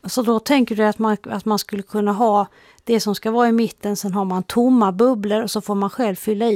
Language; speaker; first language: Swedish; native; Swedish